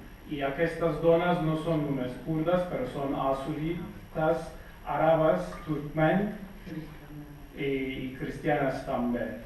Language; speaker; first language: Catalan; non-native, fluent; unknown